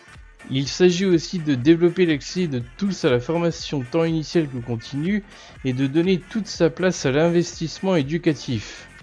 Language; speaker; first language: French; native; French